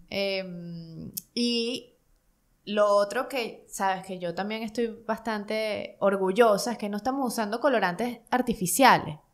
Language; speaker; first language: Spanish; native; Spanish